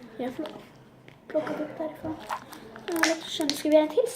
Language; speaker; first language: Swedish; early bilingual, other home language; Turkish